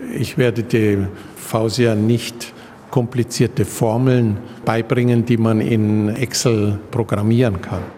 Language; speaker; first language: German; native; German